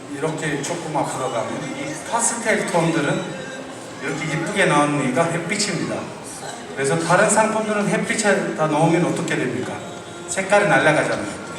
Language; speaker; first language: Korean; non-native, fluent; Turkish